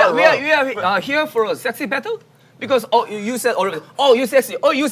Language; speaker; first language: English; non-native, learner; Korean